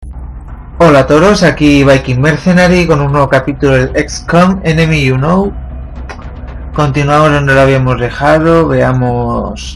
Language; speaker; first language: Spanish; native; Spanish